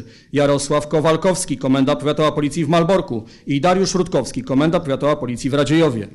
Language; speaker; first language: Polish; native; Polish